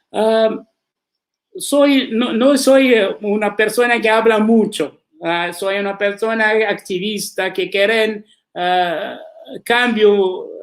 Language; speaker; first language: Spanish; non-native, learner; Arabic